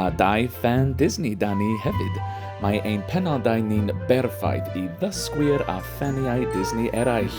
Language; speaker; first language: Welsh; non-native, learner; English